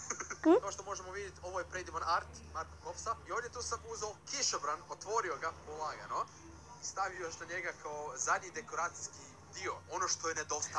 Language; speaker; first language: Bosnian; native; Bosnian